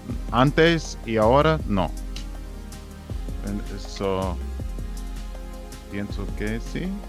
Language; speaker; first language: Spanish; non-native, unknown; English